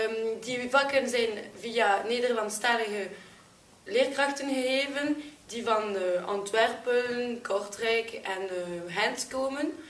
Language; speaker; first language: Dutch; non-native, local second language; French